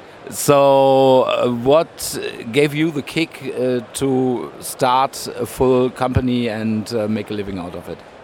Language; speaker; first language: English; non-native, fluent; German